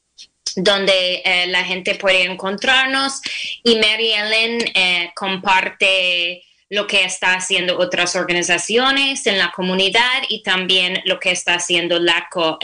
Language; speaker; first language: Spanish; non-native, fluent; English